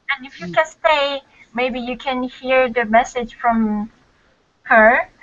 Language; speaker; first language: English; non-native, learner; Korean